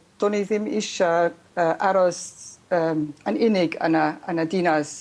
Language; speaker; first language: Welsh; non-native, learner; German